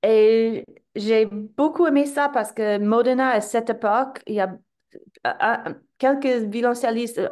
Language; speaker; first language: French; non-native, fluent; English